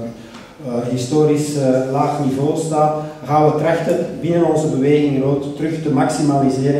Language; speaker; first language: Dutch; native; Dutch